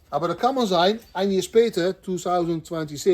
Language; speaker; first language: German; non-native, learner; Dutch